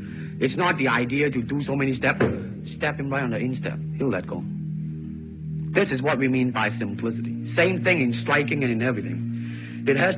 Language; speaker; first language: English; non-native, local second language; Cantonese